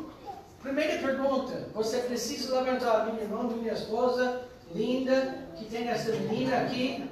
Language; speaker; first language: Portuguese; non-native, fluent; English